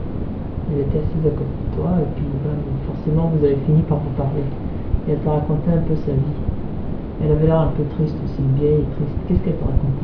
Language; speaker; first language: French; native; French